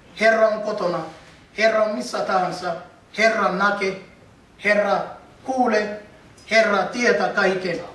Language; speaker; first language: Finnish; non-native, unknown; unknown